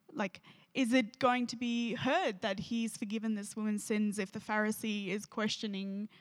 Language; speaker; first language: English; native; English